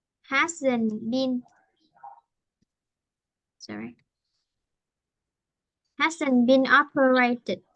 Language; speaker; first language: English; non-native, fluent; Vietnamese